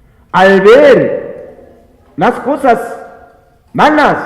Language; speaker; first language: Spanish; non-native, fluent; Korean